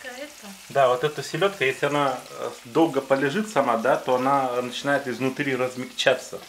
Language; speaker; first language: Russian; native; Russian